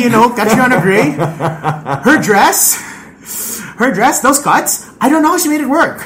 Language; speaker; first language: English; non-native, local second language; Filipino